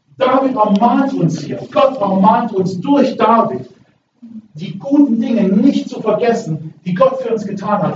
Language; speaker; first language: German; native; German